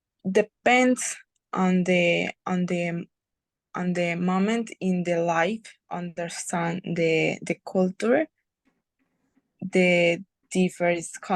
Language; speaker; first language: English; non-native, learner; Spanish